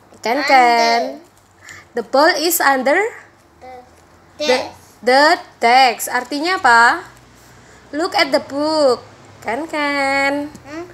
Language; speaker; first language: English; non-native, learner; Indonesian